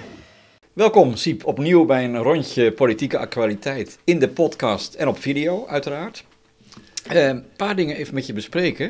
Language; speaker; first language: Dutch; native; Dutch